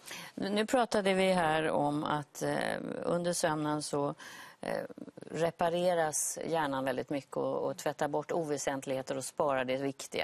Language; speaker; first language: Swedish; native; Swedish